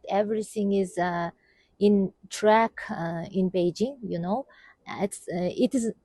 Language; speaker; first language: English; non-native, fluent; Kazakh